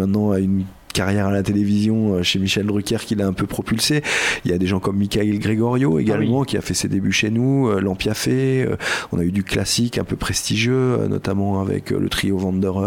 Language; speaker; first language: French; native; French